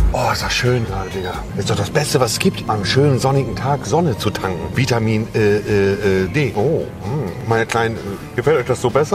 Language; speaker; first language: German; native; German